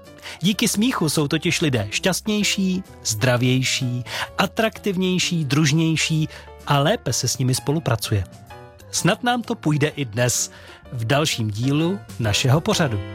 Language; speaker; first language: Czech; native; Czech